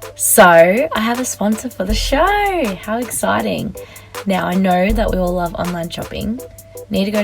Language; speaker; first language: English; native; English